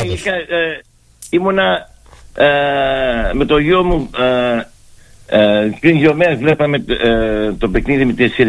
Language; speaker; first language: Greek; early bilingual, heritage; Greek